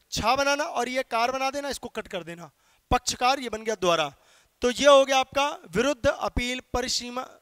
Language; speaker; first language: Hindi; native; Hindi